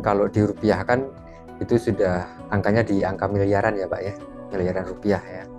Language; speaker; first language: Indonesian; native; Indonesian